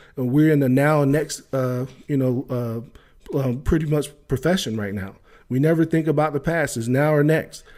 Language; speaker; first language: English; native; English